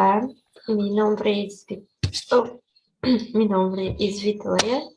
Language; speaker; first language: Spanish; non-native, learner; Portuguese